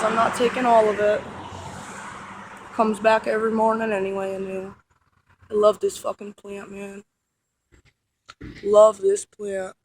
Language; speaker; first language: English; native; English